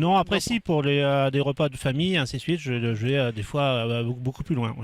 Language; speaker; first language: French; native; French